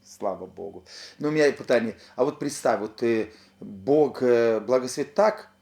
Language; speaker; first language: Russian; non-native, local second language; Ukrainian